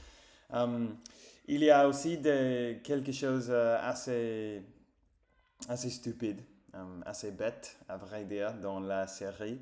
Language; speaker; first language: French; non-native, fluent; English